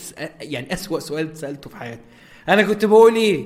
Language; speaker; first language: Arabic; native; Arabic